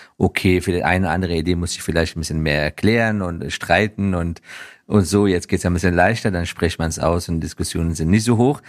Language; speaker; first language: German; non-native, fluent; Persian